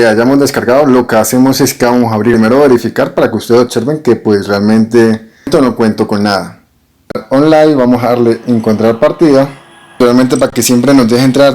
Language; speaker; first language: Spanish; native; Spanish